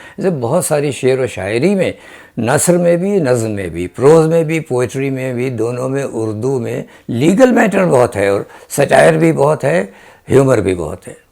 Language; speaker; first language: Urdu; native; Urdu